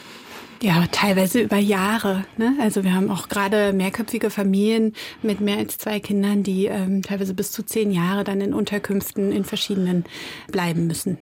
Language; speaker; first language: German; native; German